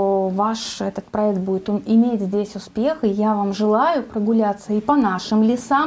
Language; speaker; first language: Russian; native; Russian